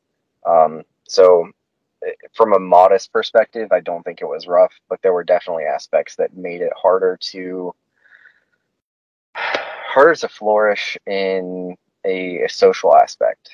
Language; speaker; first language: English; native; English